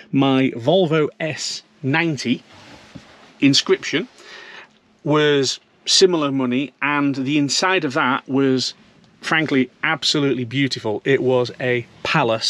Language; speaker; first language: English; native; English